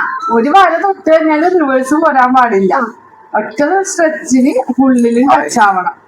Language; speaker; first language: Malayalam; native; Malayalam